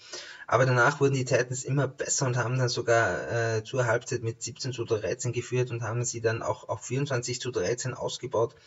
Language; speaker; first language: German; native; German